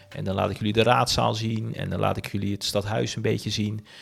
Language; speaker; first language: Dutch; early bilingual, other home language; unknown